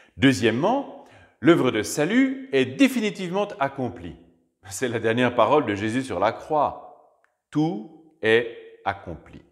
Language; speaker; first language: French; native; French